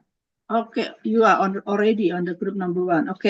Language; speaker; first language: English; non-native, learner; Indonesian